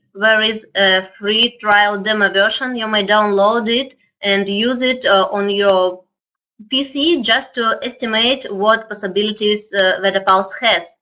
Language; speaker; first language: English; non-native, fluent; Russian